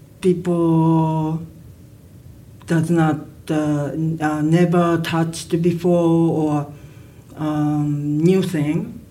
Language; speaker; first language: English; non-native, learner; Japanese